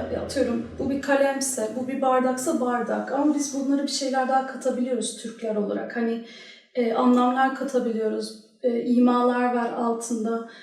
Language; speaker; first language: Turkish; early bilingual, heritage; Turkish